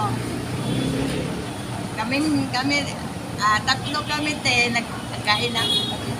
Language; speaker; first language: Filipino; non-native, local second language; Cebuano